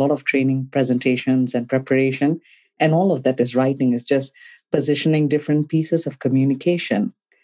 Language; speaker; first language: English; non-native, local second language; Tamil